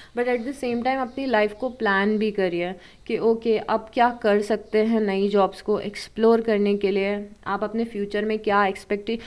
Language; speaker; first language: Hindi; native; Hindi